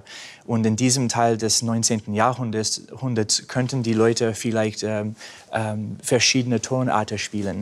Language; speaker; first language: German; non-native, fluent; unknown